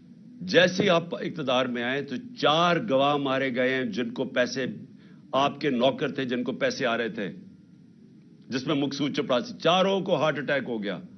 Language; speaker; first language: Urdu; native; Urdu